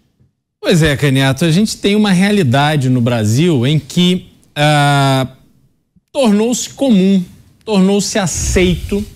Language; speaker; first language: Portuguese; native; Portuguese